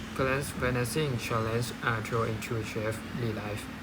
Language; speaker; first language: English; non-native, learner; Thai